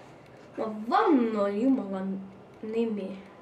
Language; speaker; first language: Finnish; early bilingual, other home language; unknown